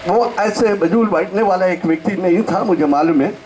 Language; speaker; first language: Hindi; non-native, local second language; Malayalam